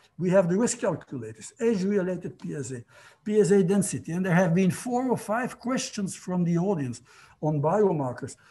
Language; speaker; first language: English; non-native, fluent; Dutch